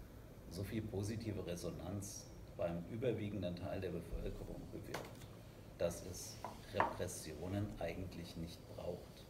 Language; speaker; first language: German; native; German